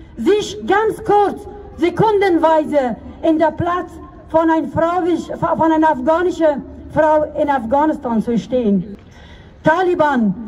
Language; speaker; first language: German; non-native, fluent; Persian